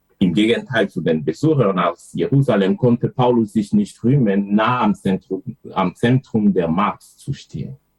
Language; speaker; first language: German; non-native, fluent; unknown